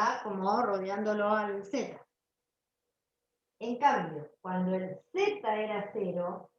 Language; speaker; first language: Spanish; native; Spanish